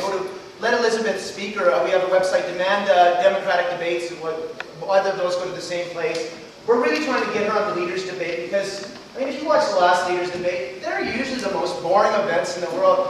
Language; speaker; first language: English; native; English